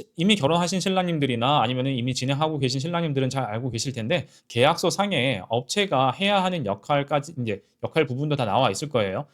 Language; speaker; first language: Korean; native; Korean